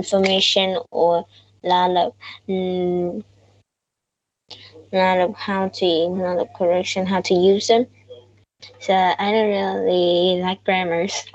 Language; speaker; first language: English; non-native, learner; Vietnamese